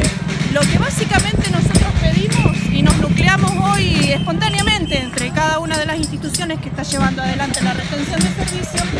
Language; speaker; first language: Spanish; native; Spanish